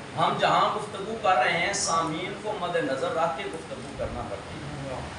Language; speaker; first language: Urdu; non-native, local second language; Punjabi